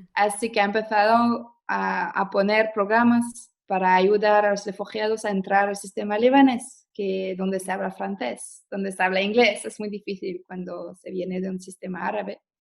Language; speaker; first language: Spanish; non-native, fluent; French